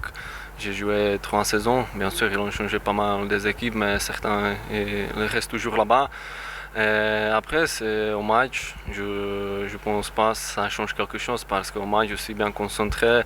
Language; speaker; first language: French; non-native, fluent; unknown